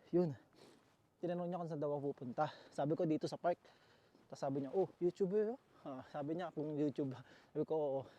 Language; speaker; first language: Filipino; native; Filipino